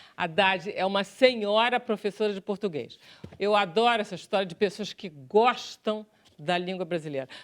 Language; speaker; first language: Portuguese; native; Portuguese